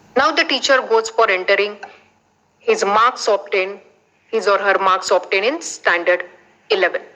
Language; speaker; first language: English; non-native, local second language; Marathi